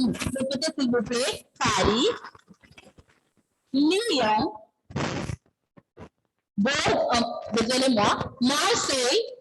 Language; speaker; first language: French; non-native, learner; Malayalam